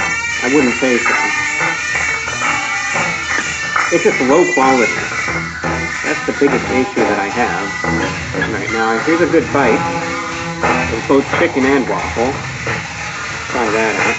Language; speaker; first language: English; native; English